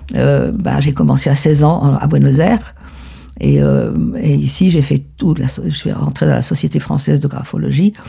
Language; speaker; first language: French; non-native, fluent; Spanish